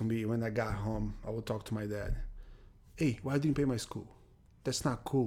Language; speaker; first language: English; non-native, fluent; Portuguese